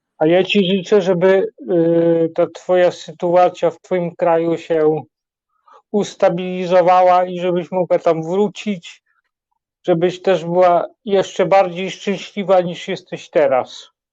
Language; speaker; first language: Polish; native; Polish